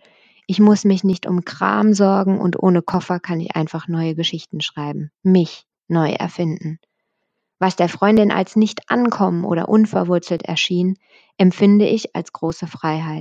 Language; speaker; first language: German; native; German